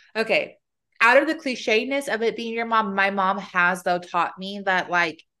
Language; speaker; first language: English; native; English